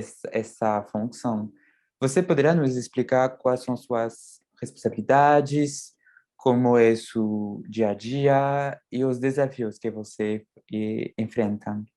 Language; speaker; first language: Portuguese; non-native, fluent; French